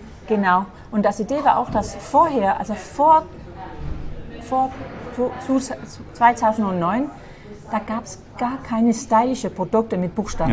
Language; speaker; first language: German; non-native, fluent; Danish